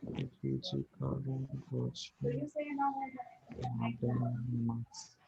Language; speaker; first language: Japanese; non-native, learner; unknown